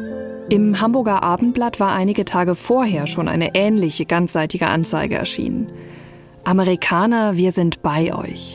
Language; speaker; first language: German; native; German